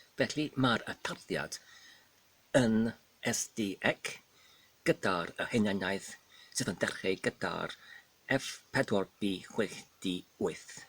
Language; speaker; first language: Welsh; non-native, learner; Polish